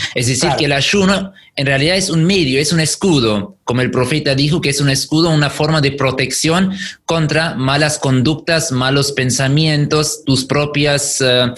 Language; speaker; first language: Spanish; non-native, fluent; German